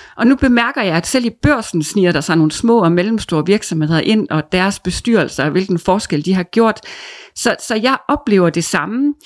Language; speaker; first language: Danish; native; Danish